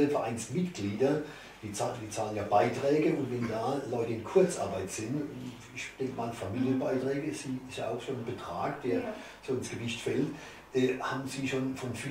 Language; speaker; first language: German; native; German